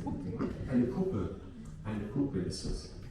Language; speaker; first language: German; native; German